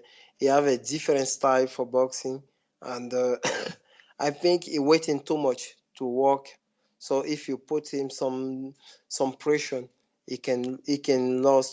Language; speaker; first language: English; non-native, fluent; French